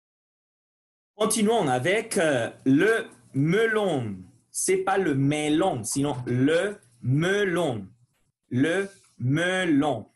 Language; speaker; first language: French; non-native, learner; Spanish